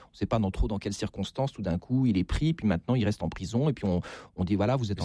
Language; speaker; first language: French; native; French